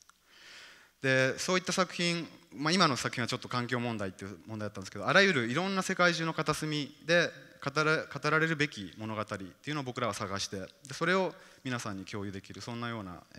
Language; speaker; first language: Japanese; native; Japanese